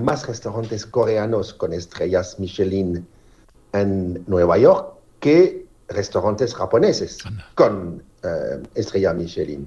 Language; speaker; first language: Spanish; non-native, learner; French